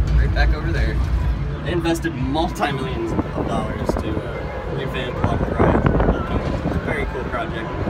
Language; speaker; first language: English; native; English